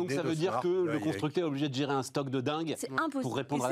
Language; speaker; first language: French; native; French